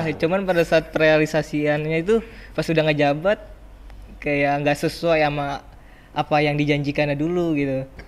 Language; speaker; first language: Indonesian; native; Indonesian